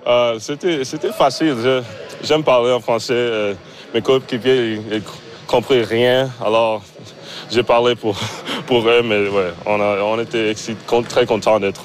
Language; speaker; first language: French; non-native, learner; English